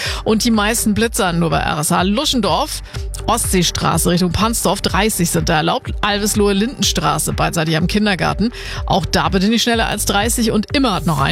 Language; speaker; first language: German; native; German